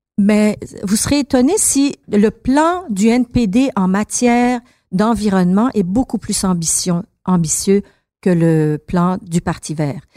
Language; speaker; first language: French; early bilingual, other home language; Persian